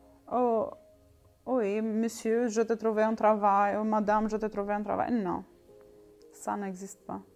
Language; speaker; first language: French; non-native, learner; Albanian